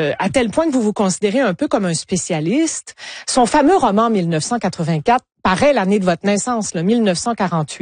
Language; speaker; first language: French; native; French